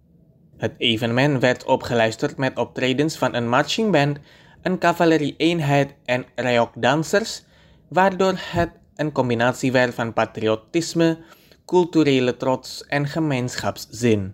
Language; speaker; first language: Dutch; non-native, fluent; Indonesian